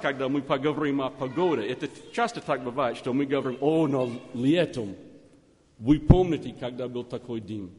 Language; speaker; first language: Russian; non-native, learner; English